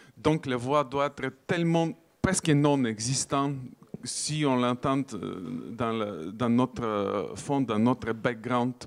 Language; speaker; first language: French; non-native, fluent; Bulgarian